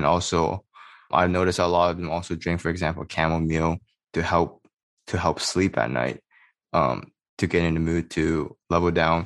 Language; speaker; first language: English; native; English